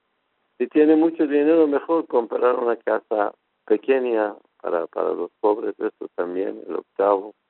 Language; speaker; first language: Spanish; non-native, fluent; Persian